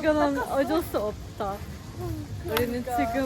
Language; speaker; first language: Korean; non-native, learner; Turkish